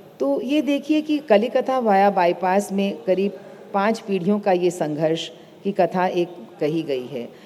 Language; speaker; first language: Hindi; native; Hindi